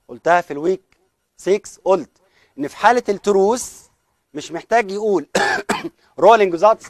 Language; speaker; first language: Arabic; native; Arabic